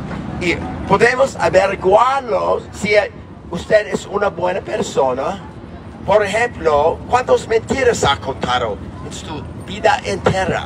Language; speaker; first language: Spanish; non-native, learner; English